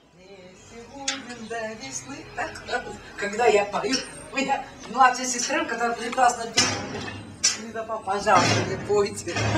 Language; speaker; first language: Russian; non-native, local second language; Uzbek